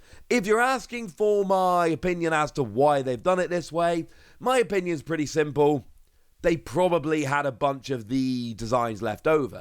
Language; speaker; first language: English; native; English